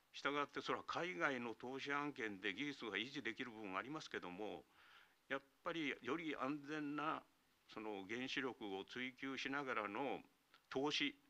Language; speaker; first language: Japanese; native; Japanese